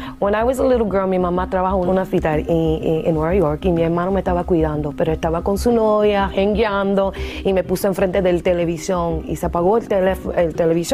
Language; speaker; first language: Spanish; early bilingual, heritage; English